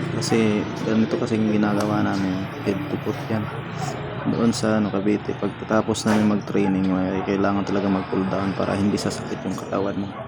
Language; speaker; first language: Filipino; non-native, local second language; Cebuano